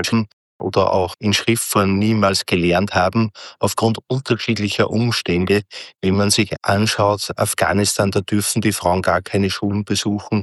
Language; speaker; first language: German; native; German